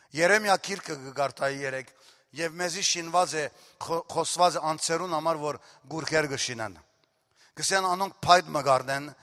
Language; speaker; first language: Armenian; early bilingual, heritage; Armenian